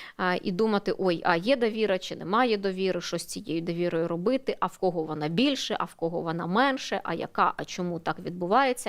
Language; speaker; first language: Ukrainian; native; Ukrainian